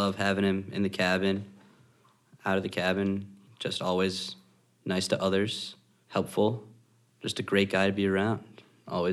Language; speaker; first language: English; native; English